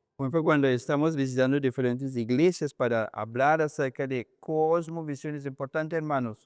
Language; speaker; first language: Spanish; non-native, learner; English